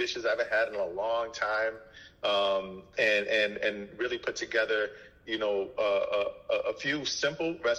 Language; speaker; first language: English; early bilingual, other home language; Haitian Creole